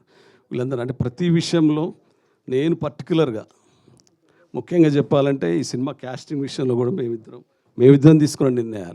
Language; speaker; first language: Telugu; native; Telugu